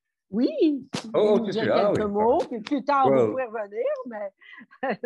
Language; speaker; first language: French; native; French